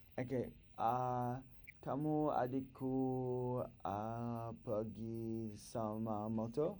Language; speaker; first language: Indonesian; non-native, learner; English